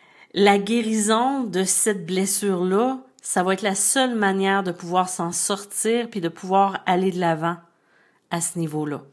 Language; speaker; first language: French; native; French